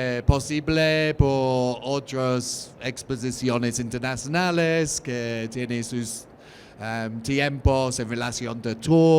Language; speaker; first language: Spanish; non-native, learner; English